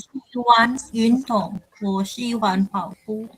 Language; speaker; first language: Chinese; non-native, learner; Filipino